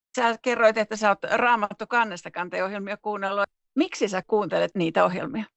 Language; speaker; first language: Finnish; native; Finnish